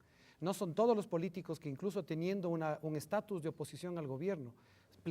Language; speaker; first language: Spanish; native; Spanish